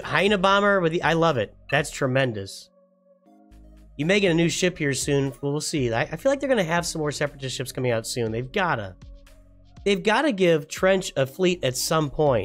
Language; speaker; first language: English; native; English